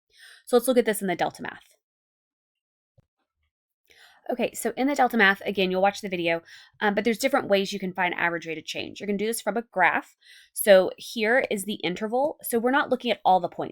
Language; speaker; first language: English; native; English